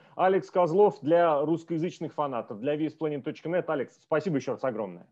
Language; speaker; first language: Russian; native; Russian